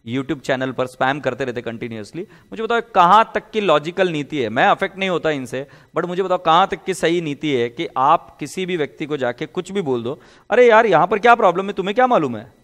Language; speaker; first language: Hindi; native; Hindi